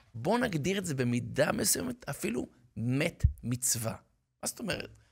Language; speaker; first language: Hebrew; native; Hebrew